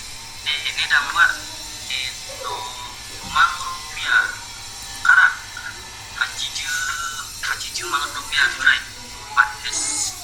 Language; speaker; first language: Japanese; non-native, learner; Indonesian